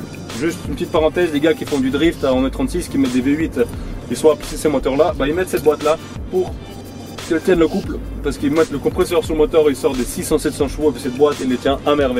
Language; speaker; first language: French; native; French